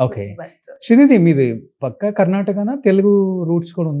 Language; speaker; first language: Telugu; native; Telugu